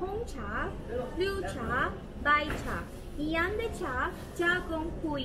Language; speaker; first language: Chinese; non-native, learner; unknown